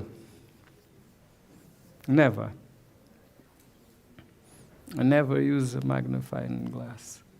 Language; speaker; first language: English; non-native, learner; Portuguese